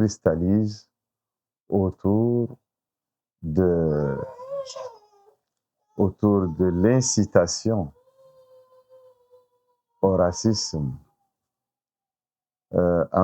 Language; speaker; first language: French; non-native, local second language; Arabic